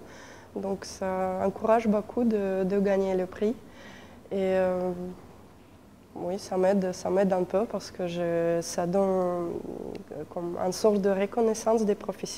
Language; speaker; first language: French; non-native, fluent; Russian